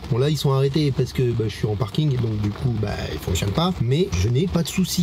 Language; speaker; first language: French; native; French